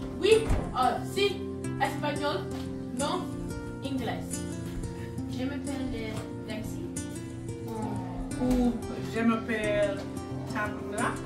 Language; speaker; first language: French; non-native, learner; English